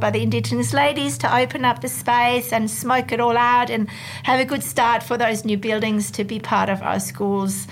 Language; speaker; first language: English; non-native, fluent; German